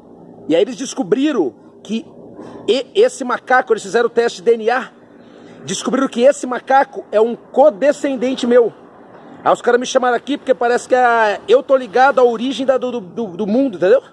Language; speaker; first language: Portuguese; native; Portuguese